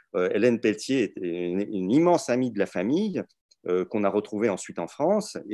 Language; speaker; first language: French; early bilingual, other home language; Russian